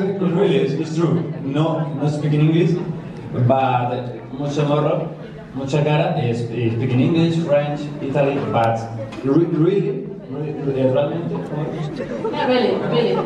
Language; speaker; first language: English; non-native, learner; Spanish